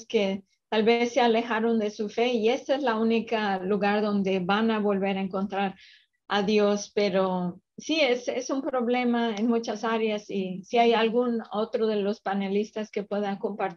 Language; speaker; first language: Spanish; early bilingual, other home language; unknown